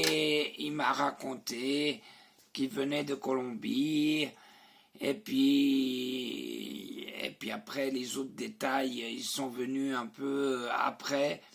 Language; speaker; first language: French; non-native, fluent; Spanish